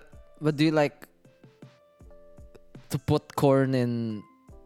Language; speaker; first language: English; non-native, local second language; Filipino